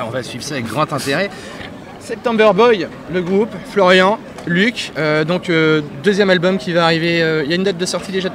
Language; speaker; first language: French; native; French